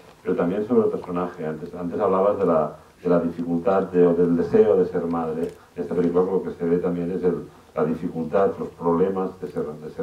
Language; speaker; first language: Spanish; native; Spanish